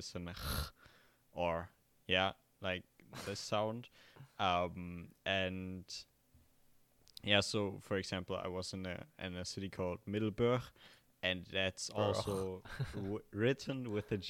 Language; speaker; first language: English; non-native, fluent; German